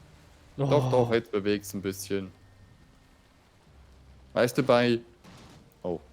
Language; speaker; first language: German; native; German